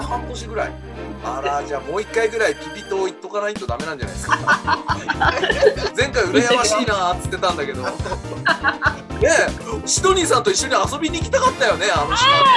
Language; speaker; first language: Japanese; native; Japanese